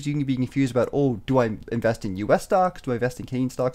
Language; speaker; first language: English; native; English